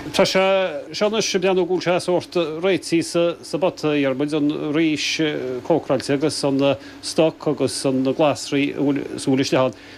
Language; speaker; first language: Irish; native; Irish